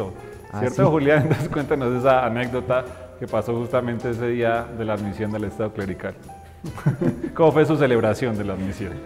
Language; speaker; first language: Spanish; native; Spanish